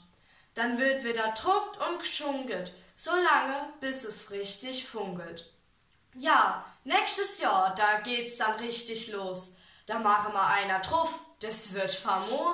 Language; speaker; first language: German; native; German